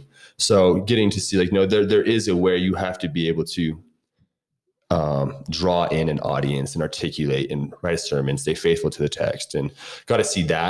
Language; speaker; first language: English; native; English